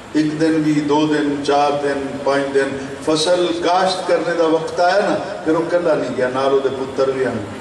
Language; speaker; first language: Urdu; non-native, local second language; Saraiki